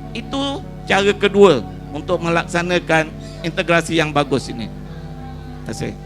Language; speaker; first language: Malay; native; Malay